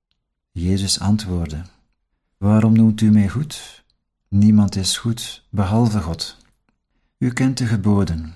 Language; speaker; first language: Dutch; native; Dutch